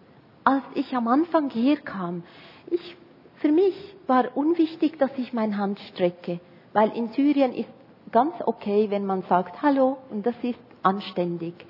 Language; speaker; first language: German; non-native, fluent; Arabic